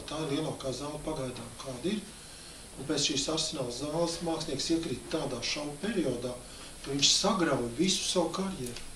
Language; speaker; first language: Latvian; native; Latvian